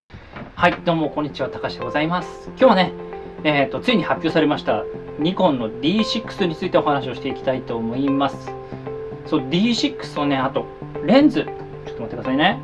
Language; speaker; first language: Japanese; native; Japanese